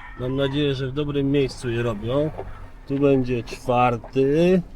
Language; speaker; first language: Polish; native; Polish